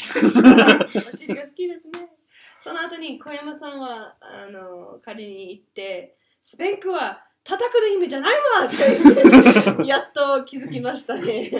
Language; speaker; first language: Japanese; non-native, fluent; English